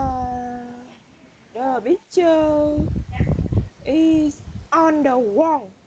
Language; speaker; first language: English; non-native, learner; Vietnamese